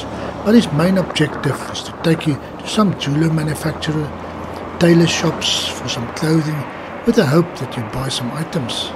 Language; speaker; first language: English; non-native, fluent; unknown